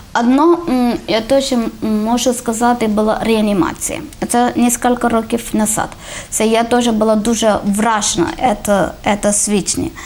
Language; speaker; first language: Ukrainian; non-native, learner; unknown